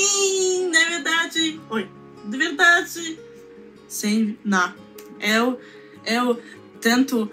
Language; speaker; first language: Portuguese; non-native, learner; Russian